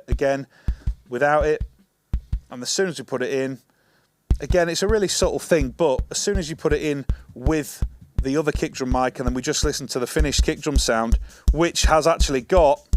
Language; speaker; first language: English; native; English